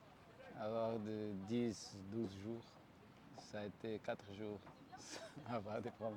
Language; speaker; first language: French; non-native, fluent; Portuguese